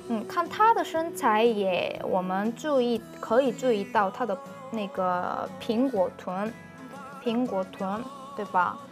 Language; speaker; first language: Chinese; non-native, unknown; Korean